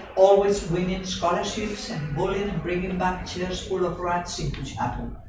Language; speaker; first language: English; non-native, fluent; Spanish